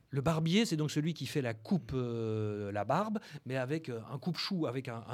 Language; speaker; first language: French; native; French